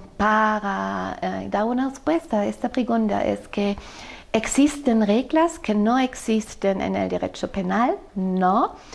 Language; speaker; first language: Spanish; non-native, fluent; German